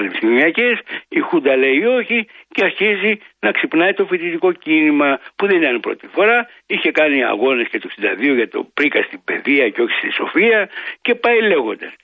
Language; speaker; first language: Greek; native; Greek